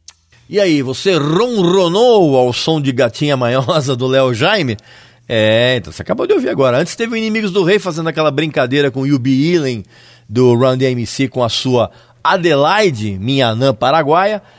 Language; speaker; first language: Portuguese; native; Portuguese